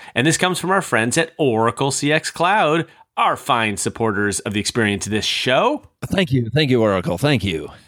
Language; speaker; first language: English; native; English